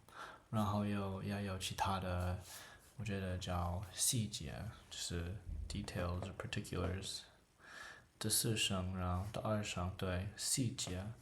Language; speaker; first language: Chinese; non-native, learner; English